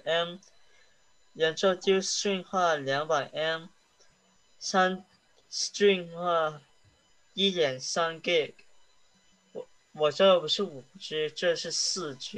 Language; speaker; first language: Chinese; early bilingual, heritage; Chinese